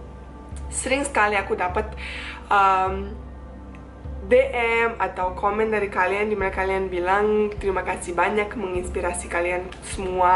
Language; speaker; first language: Indonesian; non-native, fluent; Bosnian